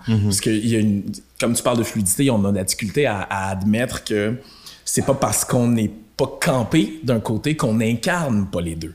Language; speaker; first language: French; early bilingual, other home language; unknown